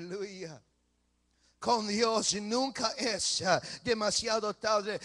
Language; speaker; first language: Spanish; early bilingual, heritage; English